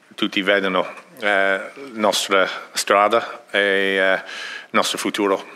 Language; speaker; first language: Italian; non-native, learner; English